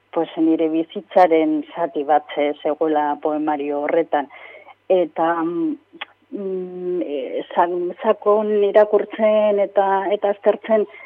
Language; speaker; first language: Basque; non-native, local second language; Spanish